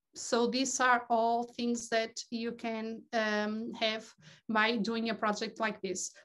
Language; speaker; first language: English; non-native, fluent; Portuguese